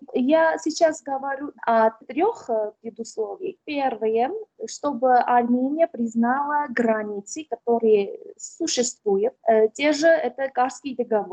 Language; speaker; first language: Russian; non-native, fluent; Armenian